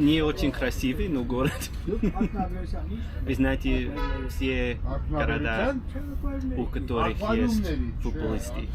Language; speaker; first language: Russian; non-native, learner; English